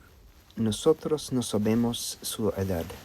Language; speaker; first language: Spanish; non-native, learner; English